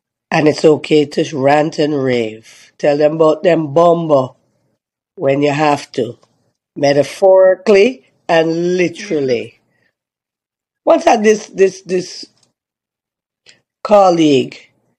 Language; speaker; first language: English; native; English